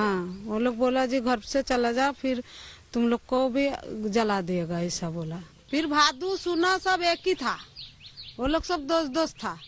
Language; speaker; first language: Hindi; non-native, local second language; Bangla